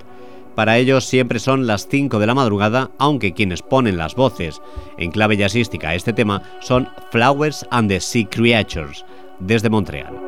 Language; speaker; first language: Spanish; native; Spanish